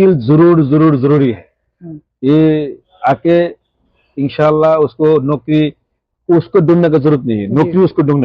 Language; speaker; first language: Hindi; non-native, local second language; Bangla